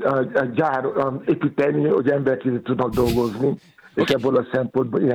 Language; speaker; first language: Hungarian; non-native, fluent; Yoruba